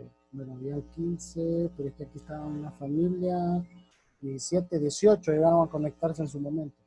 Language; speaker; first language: Spanish; native; Spanish